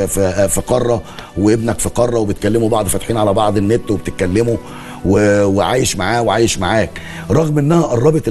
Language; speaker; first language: Arabic; native; Arabic